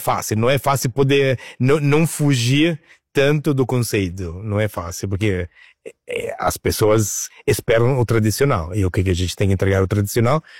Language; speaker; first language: Portuguese; non-native, fluent; Italian